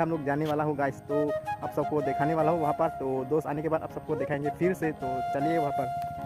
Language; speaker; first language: Hindi; non-native, local second language; Karbi